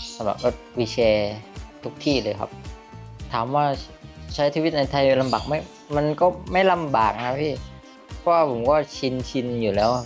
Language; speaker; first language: Thai; native; Thai